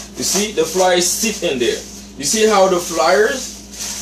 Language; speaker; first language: English; non-native, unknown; Haitian Creole